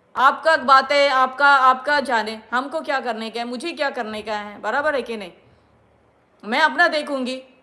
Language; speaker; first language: Hindi; non-native, local second language; Marathi